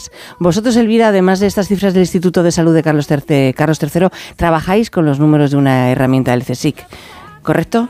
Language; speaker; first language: Spanish; native; Spanish